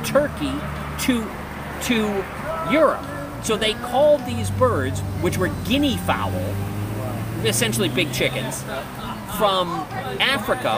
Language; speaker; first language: English; native; English